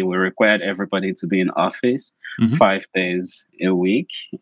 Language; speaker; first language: English; non-native, local second language; Igbo